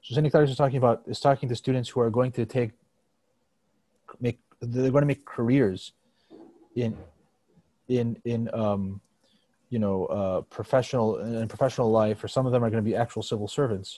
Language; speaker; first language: English; native; English